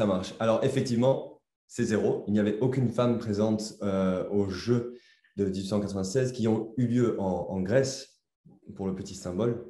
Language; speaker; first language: French; native; French